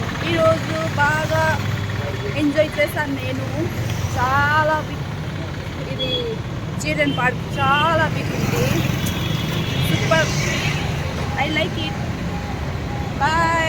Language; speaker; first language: Telugu; non-native, learner; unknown